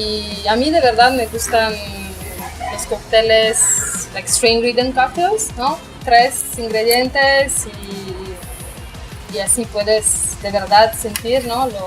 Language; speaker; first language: Spanish; non-native, fluent; Italian